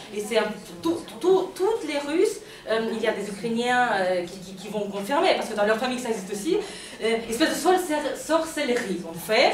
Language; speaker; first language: French; non-native, fluent; Russian